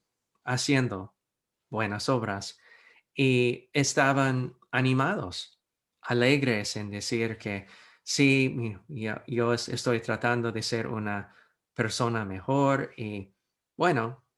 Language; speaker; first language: Spanish; non-native, fluent; English